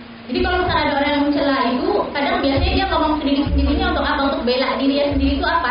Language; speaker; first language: Indonesian; native; Indonesian